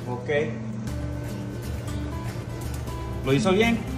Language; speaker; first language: Spanish; early bilingual, heritage; English